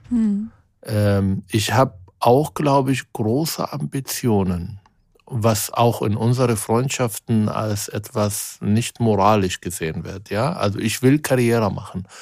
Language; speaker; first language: German; non-native, fluent; Arabic